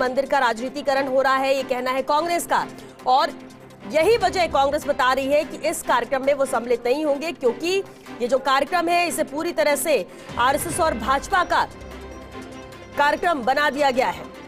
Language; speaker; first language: Hindi; native; Hindi